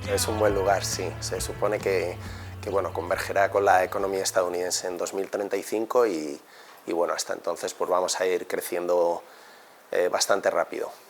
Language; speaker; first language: Spanish; native; Spanish